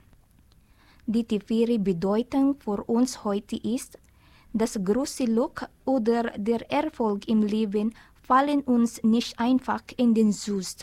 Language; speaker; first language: German; non-native, learner; Filipino